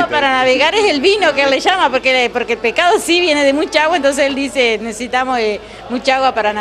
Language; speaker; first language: Spanish; native; Spanish